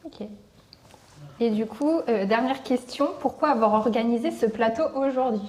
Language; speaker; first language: French; native; French